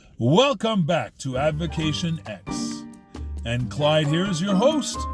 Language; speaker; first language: English; native; English